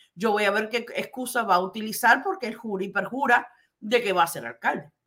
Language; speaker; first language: Spanish; early bilingual, heritage; Spanish